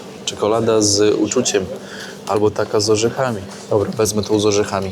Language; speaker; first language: Polish; native; Polish